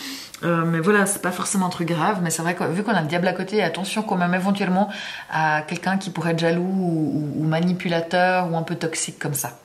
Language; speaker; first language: French; native; French